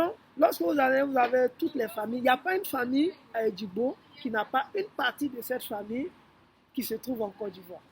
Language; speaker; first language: French; non-native, fluent; Yoruba